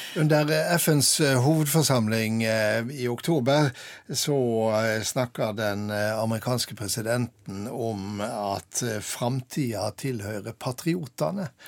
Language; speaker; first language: Norwegian; native; Norwegian